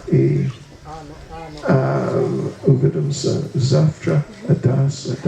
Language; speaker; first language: Russian; non-native, learner; English